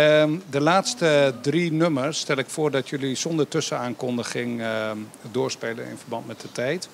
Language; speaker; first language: Dutch; native; Dutch